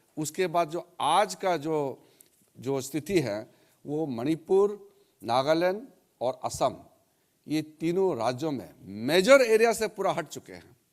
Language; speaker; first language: Hindi; non-native, local second language; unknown